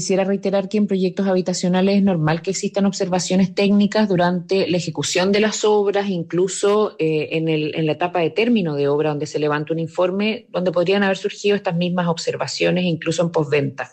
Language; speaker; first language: Spanish; native; Spanish